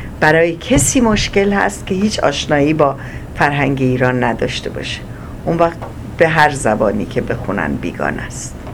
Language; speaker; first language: Persian; native; Persian